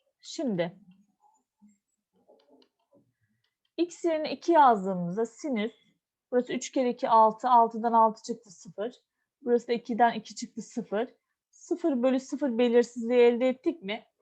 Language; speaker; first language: Turkish; native; Turkish